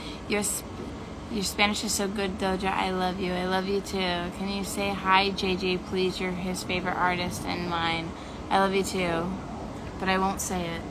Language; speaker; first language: English; native; English